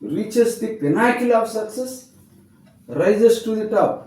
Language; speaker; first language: English; non-native, local second language; Telugu